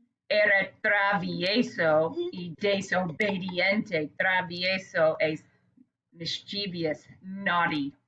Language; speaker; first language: Spanish; non-native, fluent; English